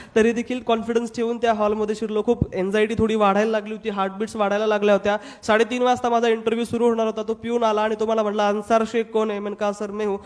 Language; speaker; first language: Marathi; non-native, local second language; Hindi